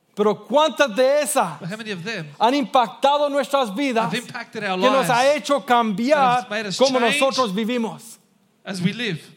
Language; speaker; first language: Spanish; non-native, fluent; English